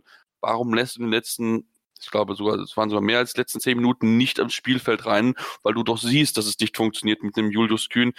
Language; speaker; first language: German; native; German